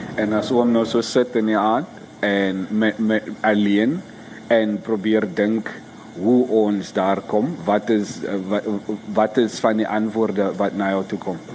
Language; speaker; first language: Afrikaans; non-native, local second language; Xhosa